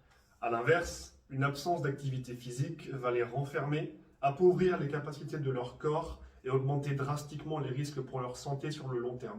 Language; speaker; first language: French; native; French